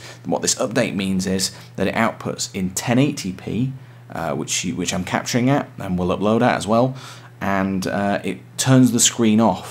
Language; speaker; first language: English; native; English